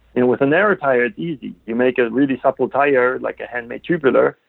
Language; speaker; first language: English; non-native, fluent; German